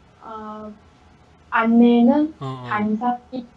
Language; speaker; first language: Korean; non-native, learner; Chinese